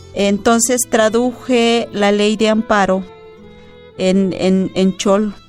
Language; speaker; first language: Spanish; non-native, local second language; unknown